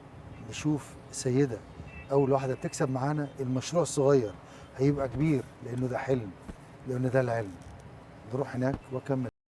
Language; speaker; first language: Arabic; native; Arabic